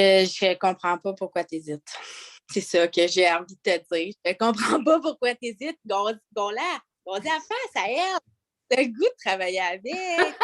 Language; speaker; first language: French; native; French